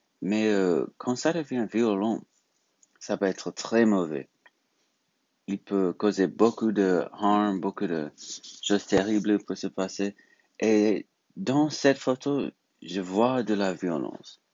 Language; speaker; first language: French; non-native, learner; English